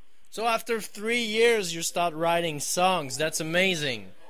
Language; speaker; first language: English; non-native, fluent; French